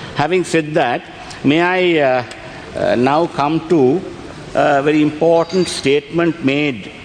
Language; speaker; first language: English; non-native, local second language; Sinhala